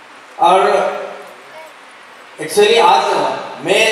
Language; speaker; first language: Hindi; non-native, local second language; Assamese